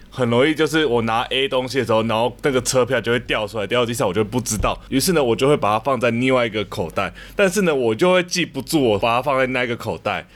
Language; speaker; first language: Chinese; native; Chinese